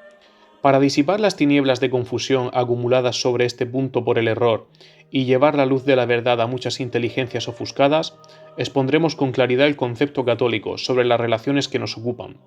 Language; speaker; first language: Spanish; native; Spanish